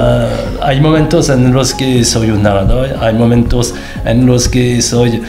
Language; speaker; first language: Spanish; non-native, fluent; French